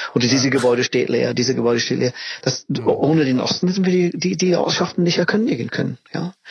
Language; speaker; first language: German; non-native, fluent; English